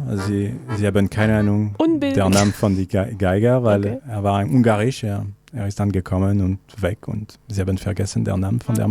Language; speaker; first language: German; non-native, learner; French